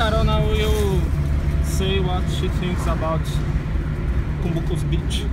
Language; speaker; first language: English; non-native, learner; Portuguese